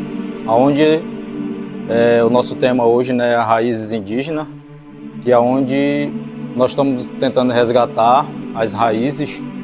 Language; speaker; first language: Portuguese; native; Portuguese